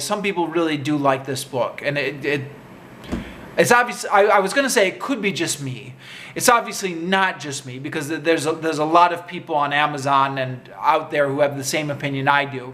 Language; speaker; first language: English; native; English